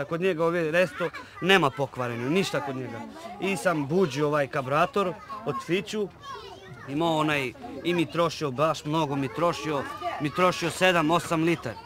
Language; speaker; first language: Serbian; non-native, local second language; Romany